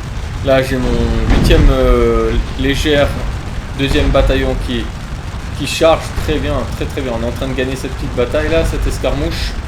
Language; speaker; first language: French; native; French